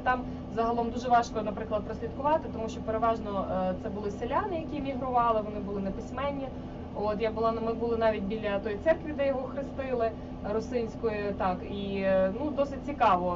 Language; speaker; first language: Ukrainian; native; Ukrainian